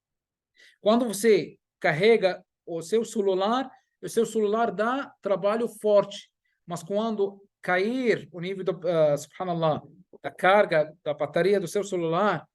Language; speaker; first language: Portuguese; non-native, fluent; Arabic